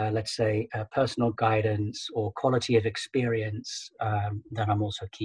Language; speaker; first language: English; native; English